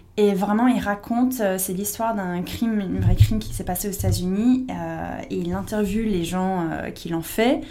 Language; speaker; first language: French; non-native, fluent; English